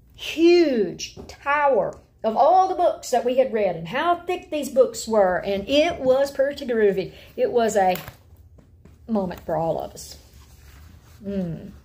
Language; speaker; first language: English; native; English